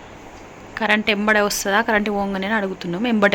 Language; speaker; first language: Telugu; native; Telugu